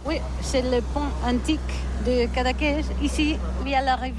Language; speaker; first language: French; non-native, learner; Catalan